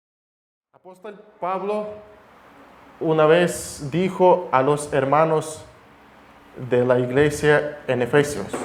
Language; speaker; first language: Spanish; non-native, fluent; Russian